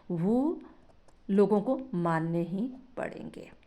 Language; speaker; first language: Hindi; native; Hindi